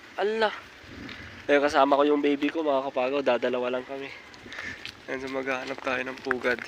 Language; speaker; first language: Filipino; non-native, local second language; Iloko